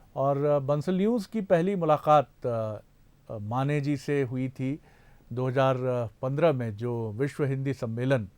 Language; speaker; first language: Hindi; native; Hindi